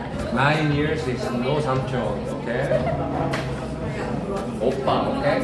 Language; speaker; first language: English; non-native, learner; Korean